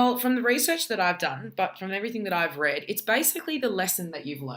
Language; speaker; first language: English; native; English